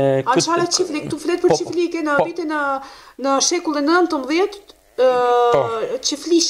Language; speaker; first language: Albanian; native; Albanian